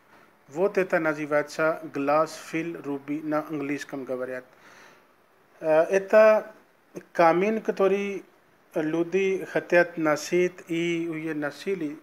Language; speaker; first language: Russian; non-native, learner; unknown